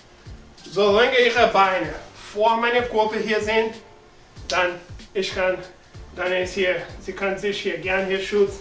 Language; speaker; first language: German; non-native, learner; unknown